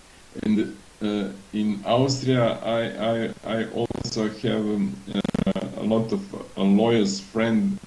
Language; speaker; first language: English; non-native, learner; Serbian